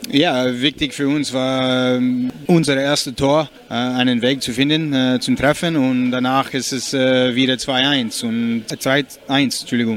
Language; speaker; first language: German; non-native, learner; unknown